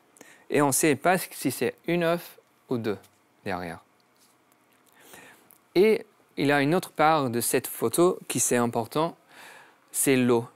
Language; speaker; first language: French; non-native, learner; English